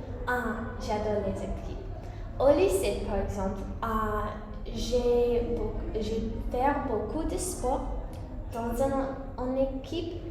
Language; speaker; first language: French; non-native, learner; English